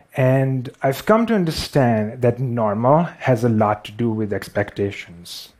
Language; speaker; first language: English; non-native, local second language; Urdu